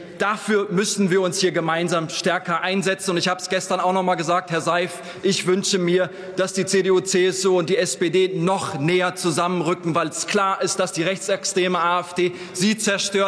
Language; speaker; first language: German; early bilingual, other home language; Turkish